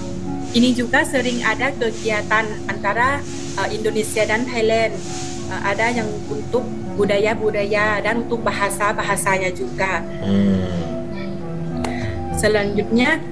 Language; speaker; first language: Indonesian; non-native, fluent; Thai